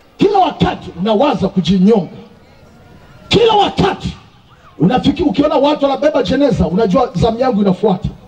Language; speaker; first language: Swahili; native; Swahili